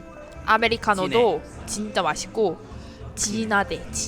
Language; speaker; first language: Korean; native; Korean